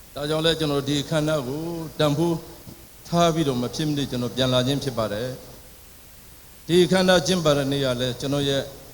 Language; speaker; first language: Burmese; non-native, local second language; Akha